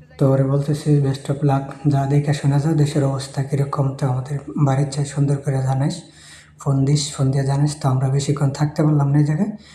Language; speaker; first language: Bangla; native; Bangla